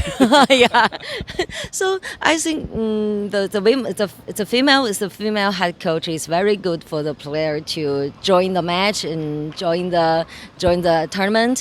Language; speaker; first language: English; non-native, learner; Chinese